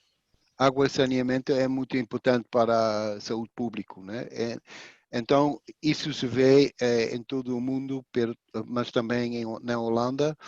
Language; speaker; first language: Portuguese; non-native, fluent; Dutch